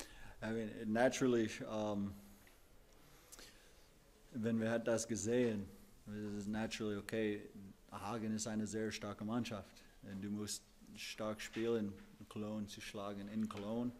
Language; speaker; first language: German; non-native, learner; English